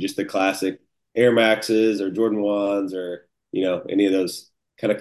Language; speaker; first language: English; native; English